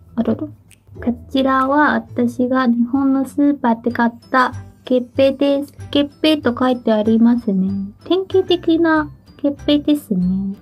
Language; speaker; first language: Japanese; non-native, fluent; Chinese